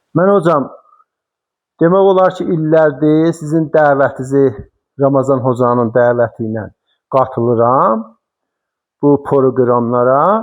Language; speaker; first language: Azerbaijani; native; Azerbaijani